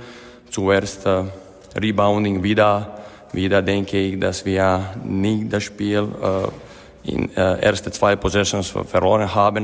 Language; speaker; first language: German; non-native, learner; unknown